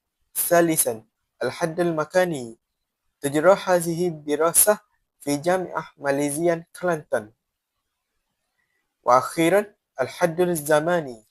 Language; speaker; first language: Arabic; non-native, learner; Malay